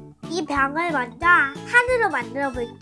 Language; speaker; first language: Korean; native; Korean